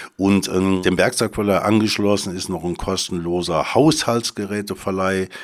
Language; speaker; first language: German; native; German